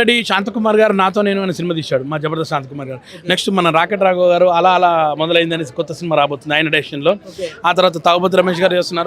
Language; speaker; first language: Telugu; native; Telugu